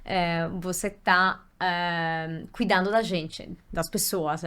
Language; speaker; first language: Portuguese; non-native, fluent; Italian